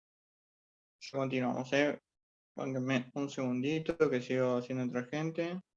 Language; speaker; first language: Spanish; native; Spanish